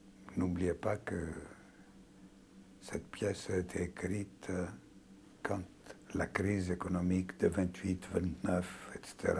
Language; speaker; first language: French; non-native, fluent; Greek